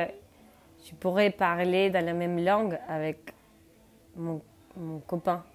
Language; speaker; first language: French; non-native, fluent; Spanish